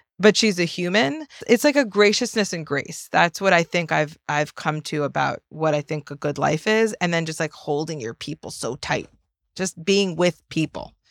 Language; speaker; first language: English; native; English